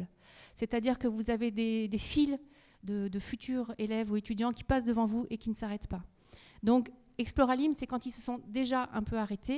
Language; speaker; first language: French; native; French